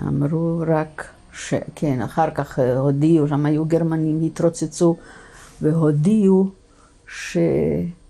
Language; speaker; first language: Hebrew; non-native, fluent; Polish